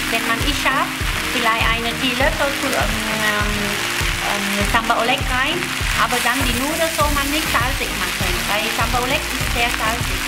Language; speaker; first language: German; non-native, learner; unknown